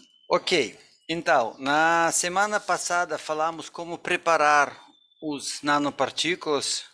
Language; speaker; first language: Portuguese; non-native, fluent; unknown